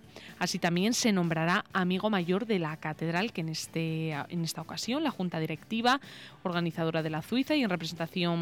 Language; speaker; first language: Spanish; native; Spanish